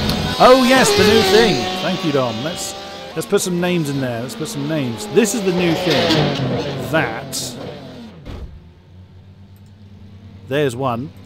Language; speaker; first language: English; native; English